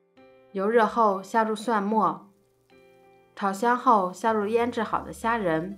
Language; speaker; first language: Chinese; native; Chinese